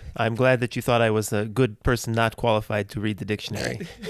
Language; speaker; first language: English; native; English